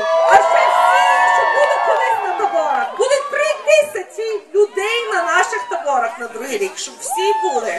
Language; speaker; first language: Ukrainian; early bilingual, heritage; Ukrainian